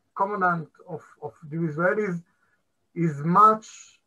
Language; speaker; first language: English; non-native, fluent; Hebrew